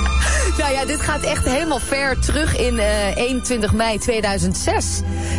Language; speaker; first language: Dutch; native; Dutch